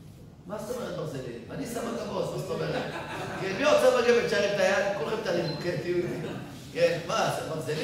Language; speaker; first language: Hebrew; native; Hebrew